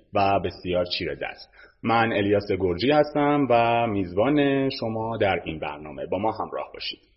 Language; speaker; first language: Persian; native; Persian